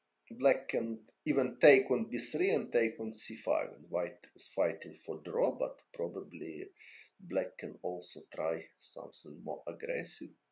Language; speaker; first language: English; non-native, fluent; Ukrainian